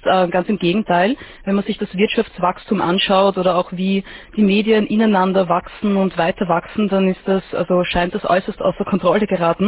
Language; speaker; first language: German; native; German